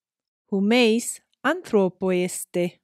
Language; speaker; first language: Greek; non-native, fluent; English